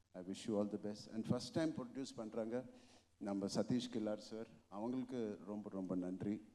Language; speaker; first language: Tamil; non-native, local second language; Telugu